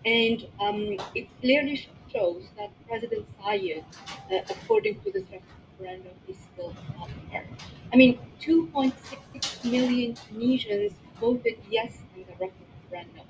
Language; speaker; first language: English; non-native, local second language; Arabic